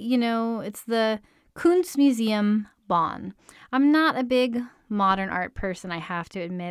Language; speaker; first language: English; native; English